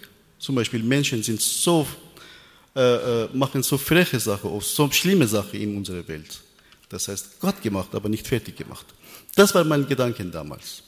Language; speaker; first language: German; non-native, learner; Persian